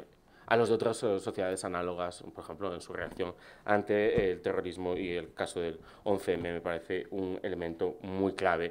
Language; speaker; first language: Spanish; native; Spanish